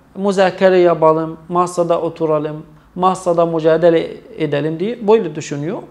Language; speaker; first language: Turkish; non-native, fluent; Arabic